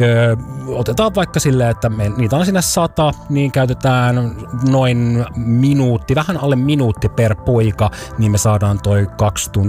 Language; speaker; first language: Finnish; native; Finnish